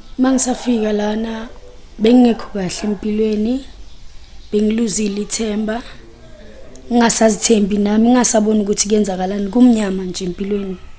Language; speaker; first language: Zulu; native; Zulu